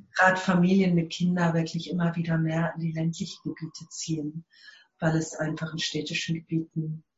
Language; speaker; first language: German; non-native, fluent; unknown